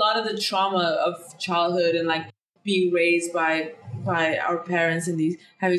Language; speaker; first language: English; non-native, fluent; Danish